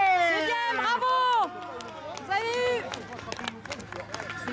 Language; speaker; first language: French; native; French